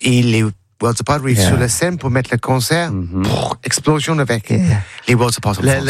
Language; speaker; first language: French; non-native, learner; English